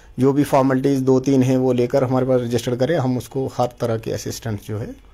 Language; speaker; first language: Hindi; non-native, local second language; Kashmiri